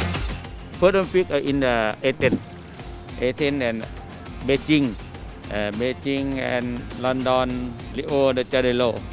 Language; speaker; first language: English; non-native, learner; Thai